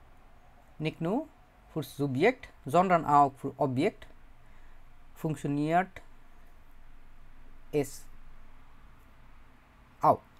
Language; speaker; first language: German; non-native, fluent; Bangla